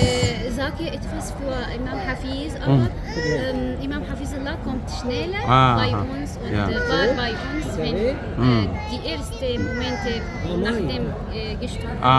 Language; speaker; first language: German; non-native, learner; Arabic